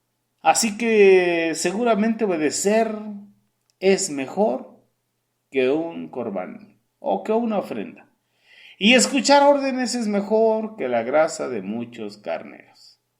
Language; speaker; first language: Spanish; native; Spanish